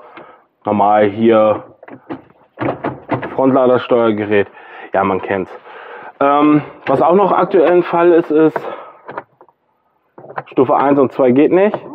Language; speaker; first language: German; native; German